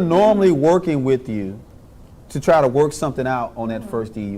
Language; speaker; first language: English; native; English